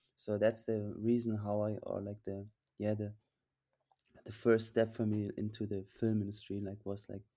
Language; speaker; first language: English; non-native, fluent; German